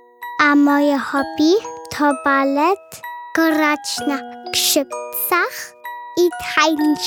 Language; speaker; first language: Polish; early bilingual, heritage; German